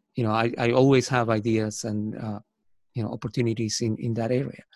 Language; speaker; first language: English; non-native, fluent; Spanish